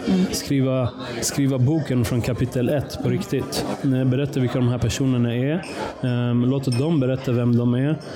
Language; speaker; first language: Swedish; early bilingual, other home language; Persian